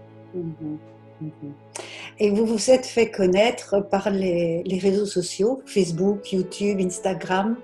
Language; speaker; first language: French; native; French